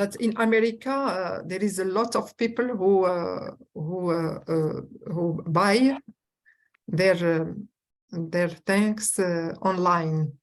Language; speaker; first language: English; non-native, learner; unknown